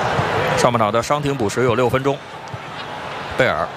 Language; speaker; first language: Chinese; native; Chinese